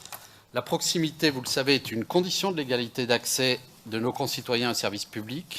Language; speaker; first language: French; native; French